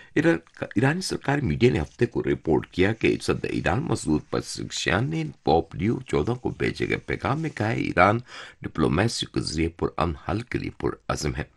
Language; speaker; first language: Urdu; non-native, fluent; Turkish